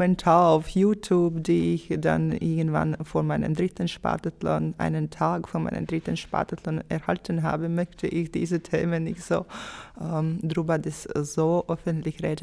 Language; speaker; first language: German; non-native, fluent; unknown